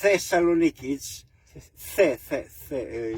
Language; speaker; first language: English; non-native, learner; Greek